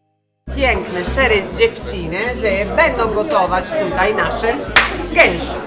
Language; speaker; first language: Polish; non-native, fluent; Italian